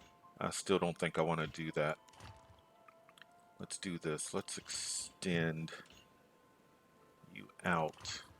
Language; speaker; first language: English; native; English